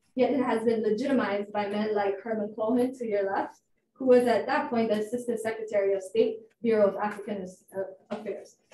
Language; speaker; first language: English; non-native, fluent; Amharic